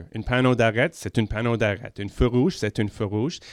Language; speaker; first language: French; non-native, local second language; English